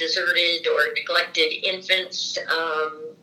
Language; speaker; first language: English; native; English